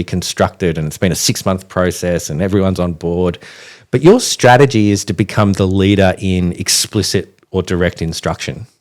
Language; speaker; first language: English; native; English